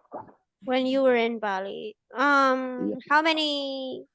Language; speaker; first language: English; non-native, fluent; Indonesian